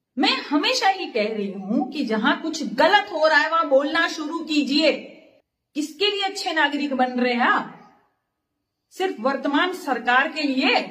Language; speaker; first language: Hindi; native; Hindi